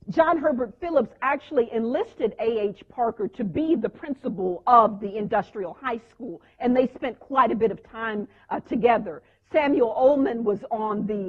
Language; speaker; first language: English; native; English